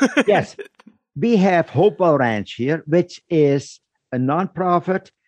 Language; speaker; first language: English; non-native, fluent; Dutch